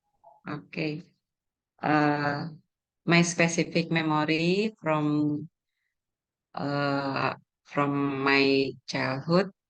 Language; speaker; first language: English; non-native, learner; Indonesian